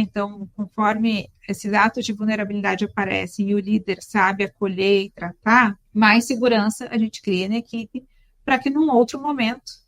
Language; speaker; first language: Portuguese; native; Portuguese